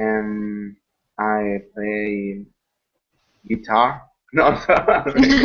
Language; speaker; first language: English; non-native, learner; Spanish